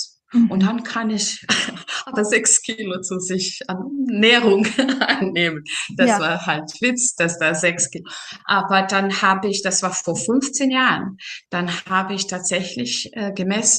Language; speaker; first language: German; non-native, fluent; Serbian